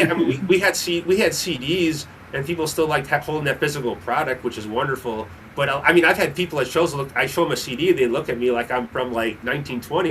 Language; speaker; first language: English; native; English